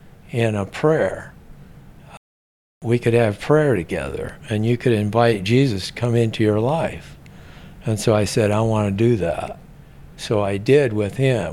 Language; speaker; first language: English; native; English